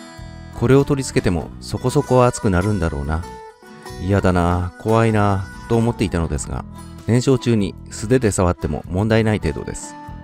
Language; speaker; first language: Japanese; native; Japanese